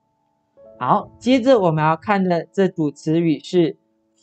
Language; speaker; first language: Chinese; native; Chinese